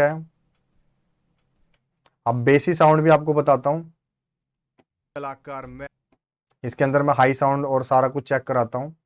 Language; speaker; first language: Hindi; native; Hindi